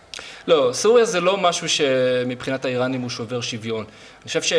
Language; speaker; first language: Hebrew; native; Hebrew